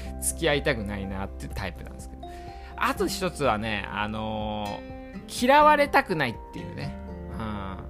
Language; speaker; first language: Japanese; native; Japanese